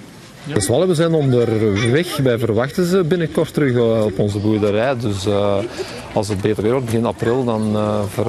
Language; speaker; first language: Dutch; native; Dutch